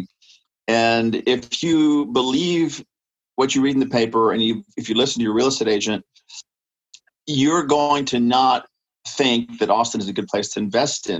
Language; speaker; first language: English; native; English